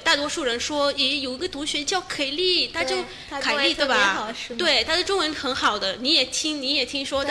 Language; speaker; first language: Chinese; non-native, fluent; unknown